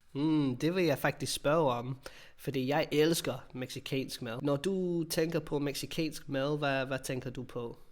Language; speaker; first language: Danish; non-native, fluent; English